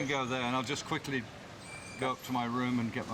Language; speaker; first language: English; native; English